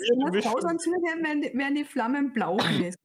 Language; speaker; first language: German; native; German